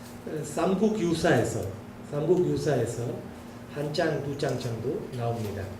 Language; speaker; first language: Korean; non-native, learner; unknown